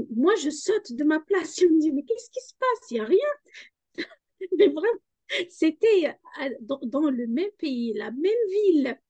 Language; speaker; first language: French; non-native, local second language; Arabic